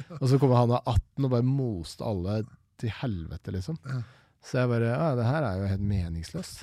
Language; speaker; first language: Norwegian; native; Norwegian